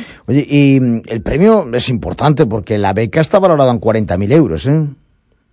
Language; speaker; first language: Spanish; native; Spanish